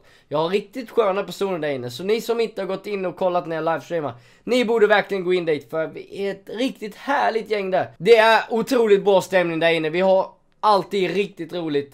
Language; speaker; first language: Swedish; native; Swedish